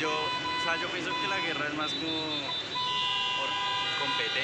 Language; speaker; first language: Spanish; native; Spanish